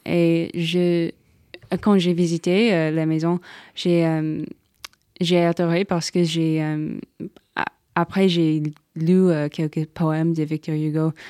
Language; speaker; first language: French; non-native, learner; English